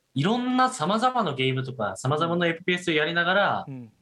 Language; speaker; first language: Japanese; non-native, fluent; Korean